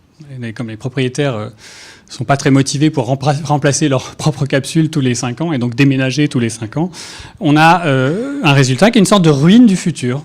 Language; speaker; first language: French; native; French